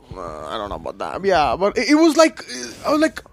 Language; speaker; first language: English; non-native, local second language; Kashmiri